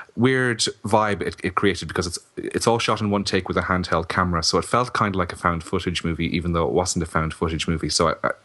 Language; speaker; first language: English; native; English